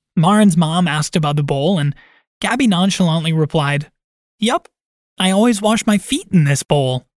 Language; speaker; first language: English; native; English